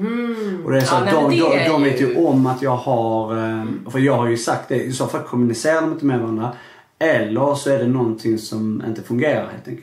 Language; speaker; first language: Swedish; native; Swedish